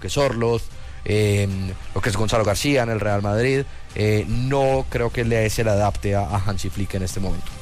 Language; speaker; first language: Spanish; native; Spanish